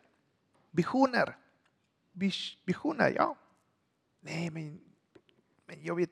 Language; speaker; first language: Swedish; non-native, learner; Spanish